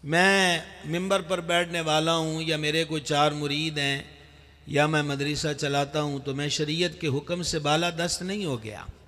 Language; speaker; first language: Urdu; non-native, local second language; Punjabi